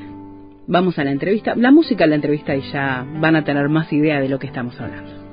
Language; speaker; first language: Spanish; native; Spanish